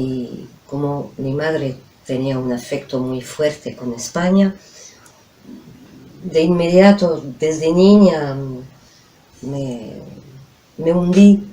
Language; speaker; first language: Spanish; non-native, fluent; French